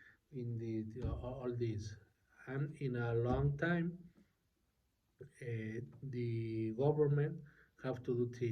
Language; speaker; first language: English; non-native, learner; Spanish